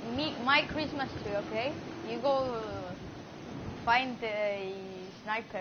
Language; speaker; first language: English; non-native, learner; Greek